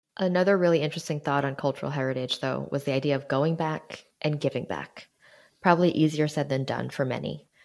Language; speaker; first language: English; early bilingual, other home language; Chinese